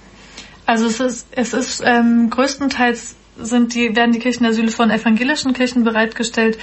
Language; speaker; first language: German; native; German